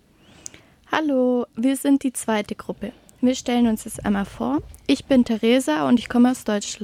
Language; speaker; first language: German; native; German